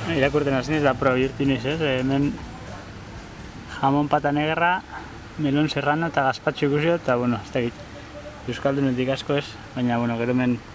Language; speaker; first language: Basque; native; Basque